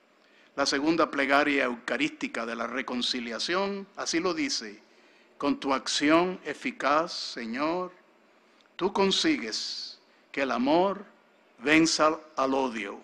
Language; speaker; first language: Spanish; native; Spanish